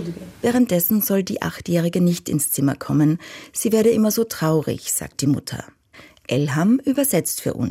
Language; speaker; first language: German; native; German